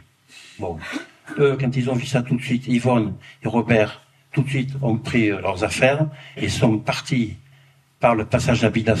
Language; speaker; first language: French; native; French